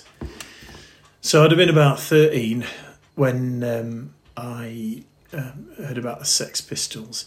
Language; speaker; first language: English; native; English